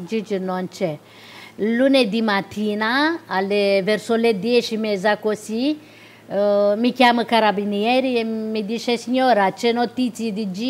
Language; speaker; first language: Italian; non-native, local second language; Romanian